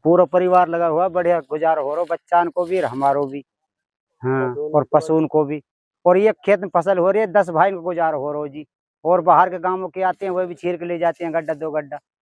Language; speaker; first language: Hindi; non-native, local second language; Haryanvi